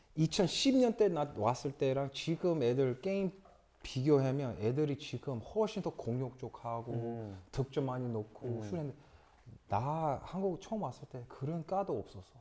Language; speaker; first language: Korean; early bilingual, other home language; English